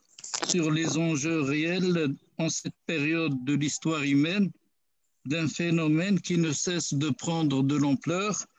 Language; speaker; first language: French; non-native, local second language; Arabic